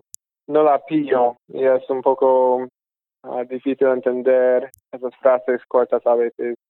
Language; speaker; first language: Spanish; non-native, fluent; English